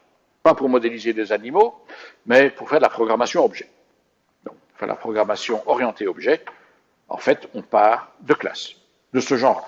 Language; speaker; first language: French; native; French